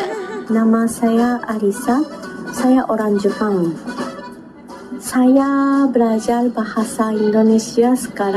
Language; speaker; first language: Indonesian; non-native, learner; Japanese